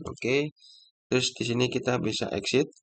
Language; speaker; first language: Indonesian; native; Indonesian